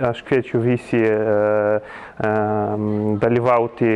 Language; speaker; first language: Lithuanian; non-native, learner; Polish